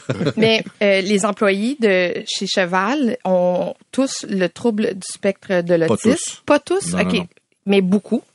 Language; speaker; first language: French; native; French